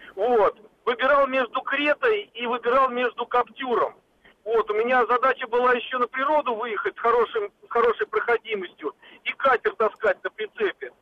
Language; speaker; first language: Russian; native; Russian